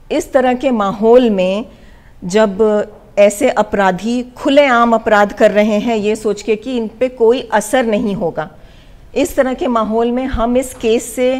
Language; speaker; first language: Hindi; native; Hindi